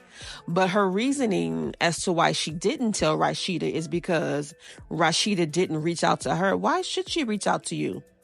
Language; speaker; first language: English; native; English